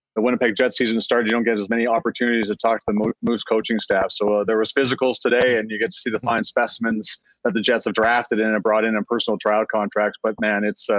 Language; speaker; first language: English; native; English